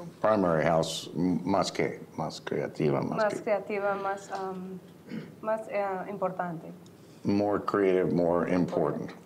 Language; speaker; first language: Spanish; non-native, fluent; English